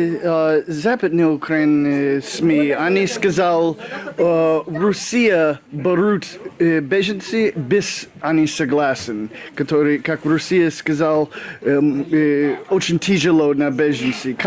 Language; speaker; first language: Russian; non-native, learner; English